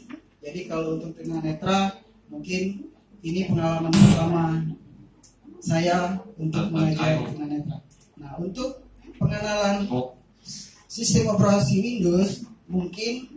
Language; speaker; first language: Indonesian; native; Indonesian